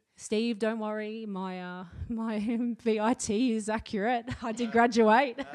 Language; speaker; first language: English; native; English